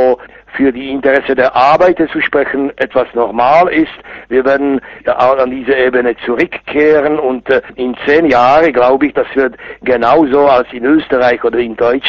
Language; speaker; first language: German; non-native, fluent; Czech